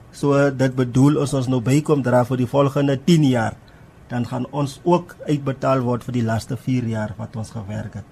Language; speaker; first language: Afrikaans; non-native, local second language; Tswana